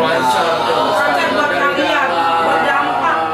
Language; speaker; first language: Indonesian; native; Indonesian